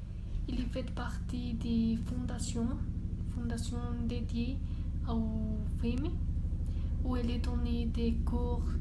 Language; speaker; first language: French; non-native, learner; Spanish